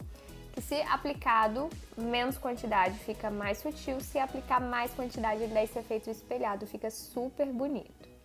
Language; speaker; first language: Portuguese; native; Portuguese